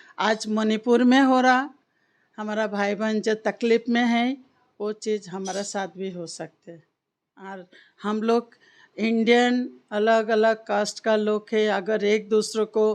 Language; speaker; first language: Hindi; non-native, local second language; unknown